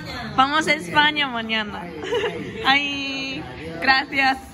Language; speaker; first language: Spanish; non-native, learner; Japanese